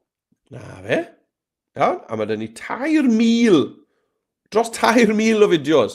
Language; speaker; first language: Welsh; native; Welsh